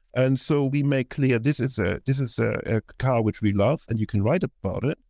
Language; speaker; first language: English; non-native, fluent; German